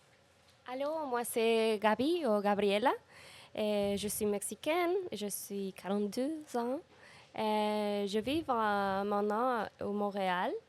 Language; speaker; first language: French; non-native, learner; Spanish